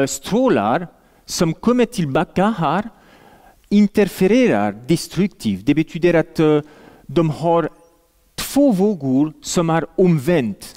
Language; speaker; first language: Swedish; non-native, fluent; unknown